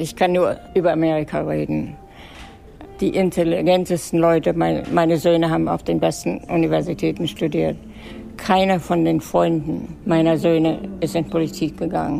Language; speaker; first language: German; native; German